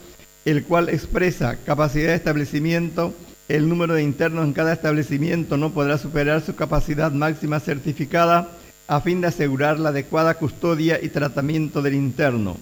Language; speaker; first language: Spanish; native; Spanish